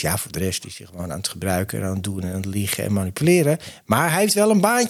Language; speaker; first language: Dutch; native; Dutch